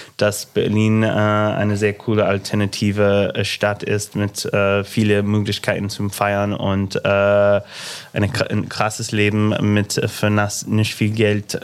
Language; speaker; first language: German; non-native, fluent; English